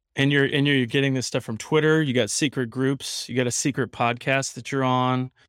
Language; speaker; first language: English; native; English